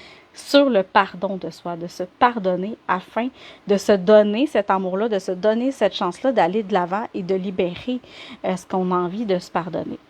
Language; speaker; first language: French; native; French